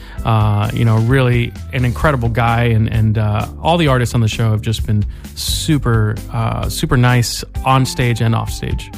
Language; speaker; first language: English; native; English